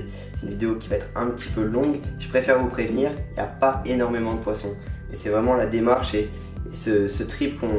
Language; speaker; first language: French; native; French